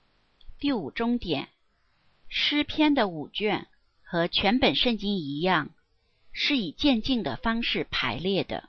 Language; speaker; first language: Chinese; native; Chinese